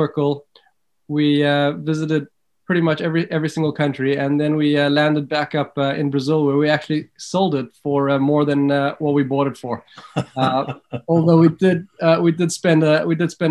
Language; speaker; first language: English; native; English